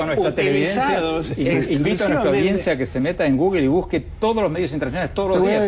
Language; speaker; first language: Spanish; native; Spanish